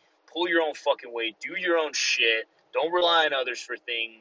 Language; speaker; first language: English; early bilingual, other home language; Spanish